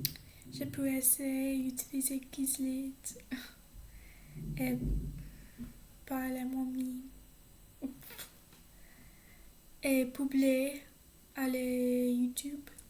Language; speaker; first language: French; non-native, learner; English